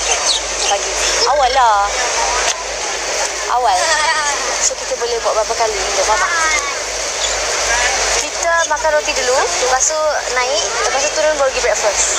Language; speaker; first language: Indonesian; non-native, local second language; Malay